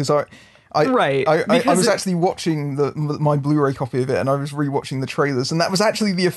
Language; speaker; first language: English; native; English